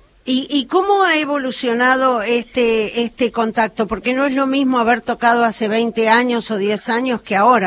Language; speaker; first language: Spanish; native; Spanish